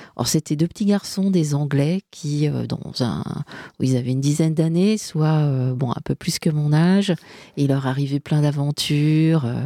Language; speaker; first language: French; native; French